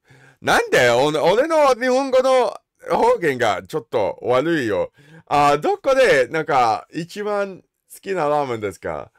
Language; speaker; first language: Japanese; non-native, learner; English